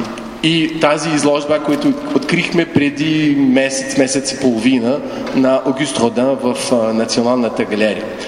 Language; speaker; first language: Bulgarian; non-native, fluent; French